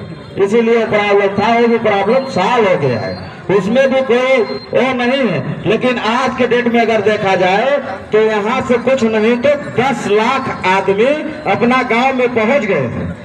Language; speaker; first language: Hindi; native; Hindi